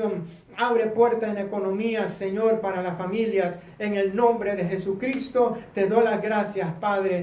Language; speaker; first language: Spanish; native; Spanish